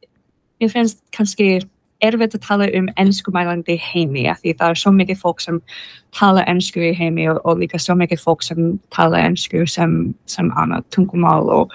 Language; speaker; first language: Icelandic; non-native, fluent; English